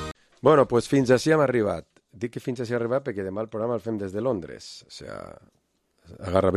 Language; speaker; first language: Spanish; non-native, local second language; Catalan